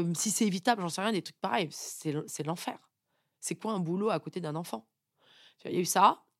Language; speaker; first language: French; native; French